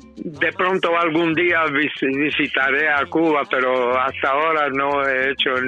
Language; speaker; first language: Spanish; non-native, fluent; English